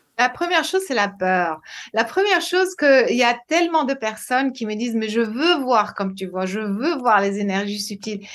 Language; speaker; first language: French; non-native, fluent; English